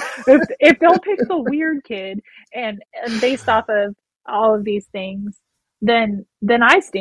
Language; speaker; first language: English; native; English